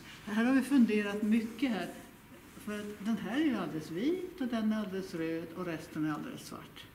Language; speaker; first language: Swedish; native; Swedish